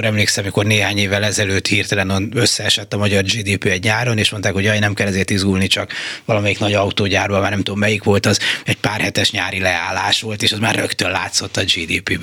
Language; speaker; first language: Hungarian; native; Hungarian